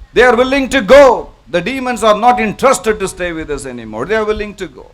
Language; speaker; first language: English; non-native, local second language; Tamil